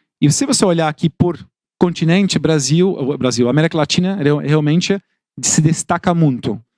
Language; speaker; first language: Portuguese; non-native, fluent; Dutch